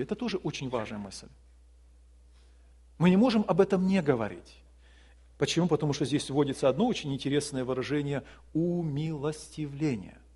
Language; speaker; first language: Russian; native; Russian